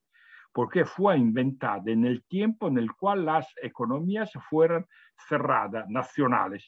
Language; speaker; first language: Spanish; non-native, fluent; Italian